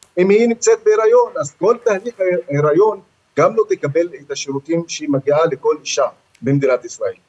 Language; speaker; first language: Hebrew; non-native, local second language; Arabic